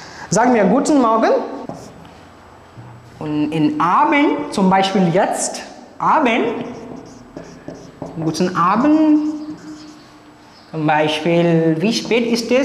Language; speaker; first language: German; non-native, fluent; Marathi